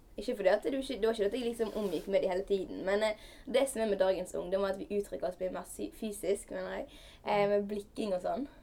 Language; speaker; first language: Norwegian; native; Norwegian